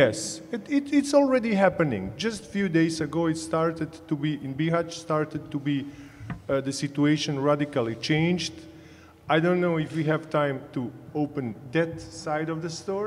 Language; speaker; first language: English; non-native, fluent; Bosnian